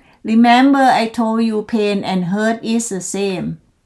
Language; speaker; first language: English; non-native, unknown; Thai